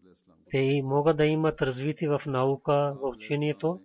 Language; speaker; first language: Bulgarian; non-native, fluent; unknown